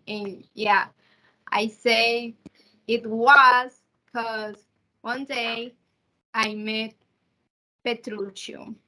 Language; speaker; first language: English; non-native, learner; Spanish